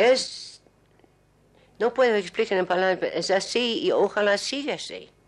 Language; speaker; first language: Spanish; non-native, learner; English